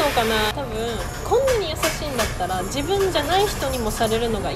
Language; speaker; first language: Japanese; native; Japanese